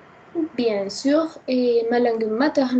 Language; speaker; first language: French; non-native, learner; Spanish